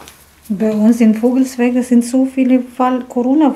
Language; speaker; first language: German; non-native, learner; Filipino